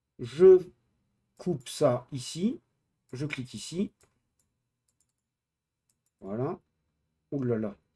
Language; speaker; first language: French; native; French